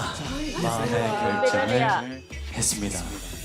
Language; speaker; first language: Korean; native; Korean